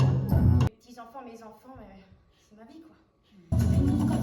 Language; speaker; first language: French; native; French